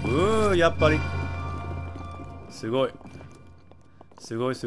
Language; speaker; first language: Japanese; non-native, fluent; English